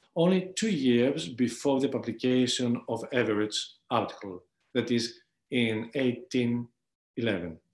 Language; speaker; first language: English; non-native, fluent; Greek